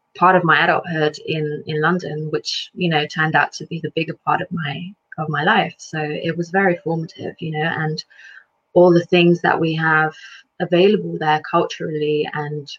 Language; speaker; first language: English; early bilingual, other home language; Lithuanian